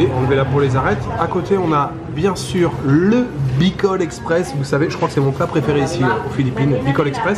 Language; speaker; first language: French; native; French